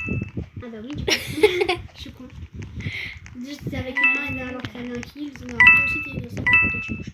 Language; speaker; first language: French; native; French